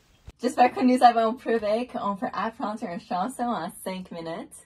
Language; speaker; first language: French; non-native, learner; English